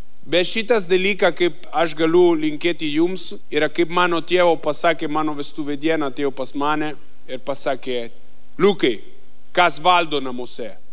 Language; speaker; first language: Lithuanian; non-native, fluent; Italian